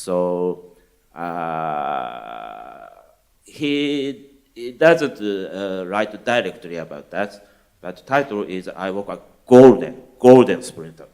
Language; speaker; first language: English; non-native, learner; Japanese